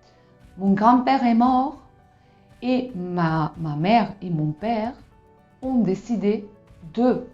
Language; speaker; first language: French; non-native, fluent; Spanish